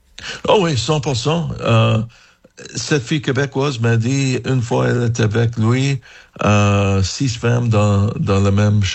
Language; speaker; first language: French; non-native, fluent; English